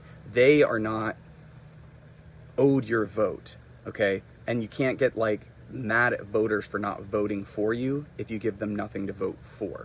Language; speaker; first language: English; native; English